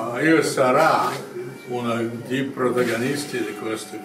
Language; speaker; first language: Italian; non-native, learner; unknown